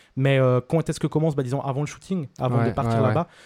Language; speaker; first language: French; early bilingual, other home language; Spanish